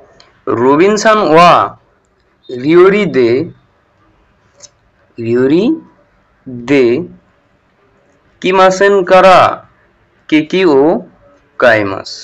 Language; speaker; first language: Japanese; non-native, learner; Bangla